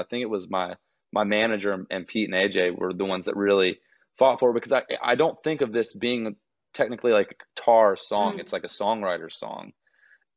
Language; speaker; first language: English; native; English